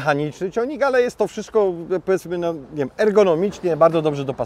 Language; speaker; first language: Polish; native; Polish